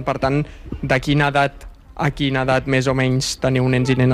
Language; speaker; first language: Catalan; native; Catalan